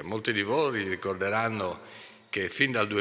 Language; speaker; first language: Italian; native; Italian